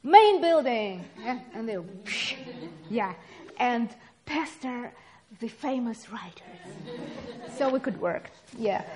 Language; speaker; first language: English; non-native, fluent; Russian